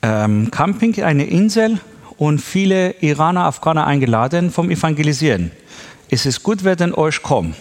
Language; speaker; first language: German; non-native, learner; Persian